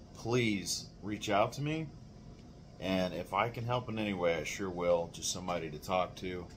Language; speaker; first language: English; native; English